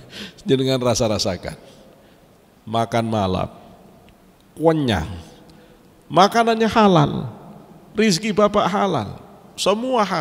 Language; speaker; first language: Indonesian; native; Indonesian